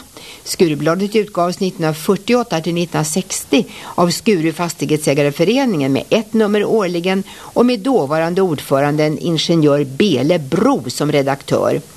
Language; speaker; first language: Swedish; native; Swedish